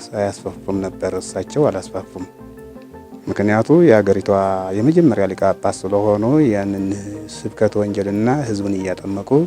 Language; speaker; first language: Amharic; non-native, local second language; Tigrinya